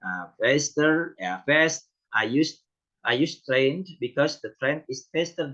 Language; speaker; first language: English; non-native, fluent; Indonesian